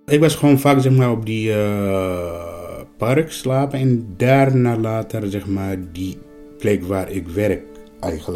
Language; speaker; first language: Dutch; non-native, learner; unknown